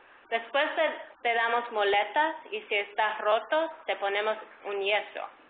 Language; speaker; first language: Spanish; early bilingual, heritage; Spanish